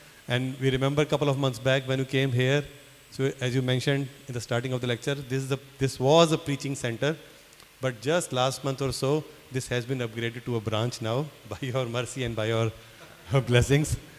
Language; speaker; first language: English; non-native, local second language; Hindi